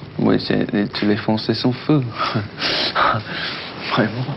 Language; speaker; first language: French; non-native, learner; English